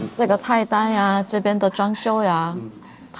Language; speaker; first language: Chinese; non-native, fluent; Korean